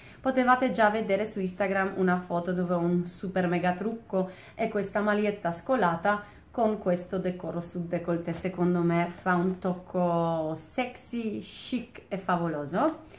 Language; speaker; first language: Italian; non-native, fluent; Polish